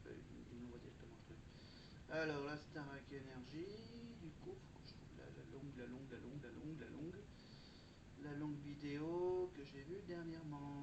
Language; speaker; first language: French; native; French